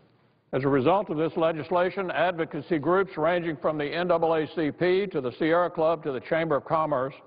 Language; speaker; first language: English; native; English